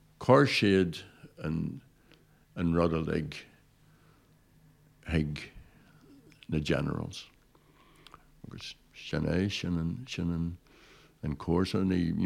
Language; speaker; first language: Irish; non-native, local second language; English